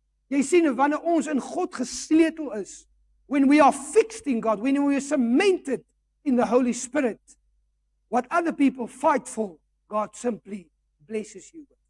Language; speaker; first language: English; non-native, local second language; Afrikaans